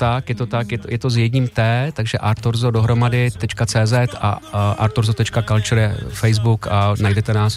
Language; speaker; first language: Czech; native; Czech